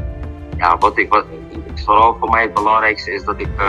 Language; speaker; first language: Dutch; early bilingual, heritage; Dutch